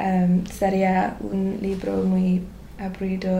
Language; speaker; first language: Spanish; non-native, learner; English